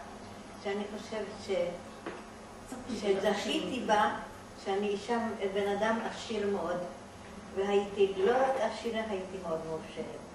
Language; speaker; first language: Hebrew; non-native, fluent; German